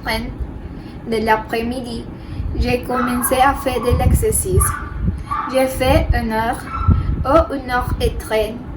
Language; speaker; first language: French; non-native, learner; Spanish